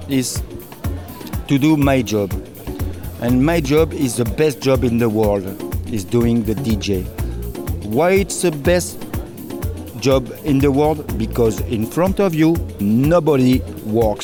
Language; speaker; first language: English; non-native, fluent; French